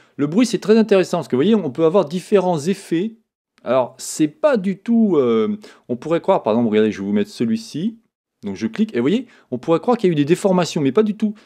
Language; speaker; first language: French; native; French